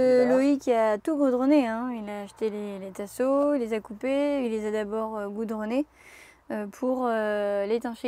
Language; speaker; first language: French; native; French